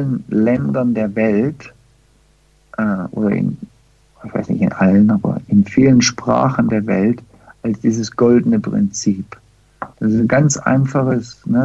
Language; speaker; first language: German; non-native, fluent; English